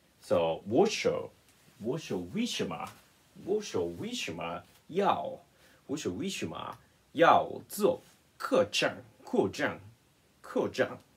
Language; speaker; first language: Chinese; non-native, learner; Japanese